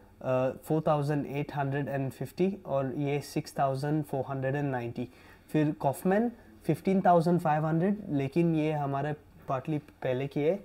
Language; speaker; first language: Hindi; non-native, local second language; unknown